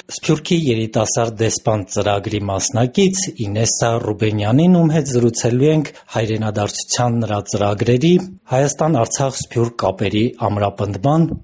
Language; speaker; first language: Armenian; native; Armenian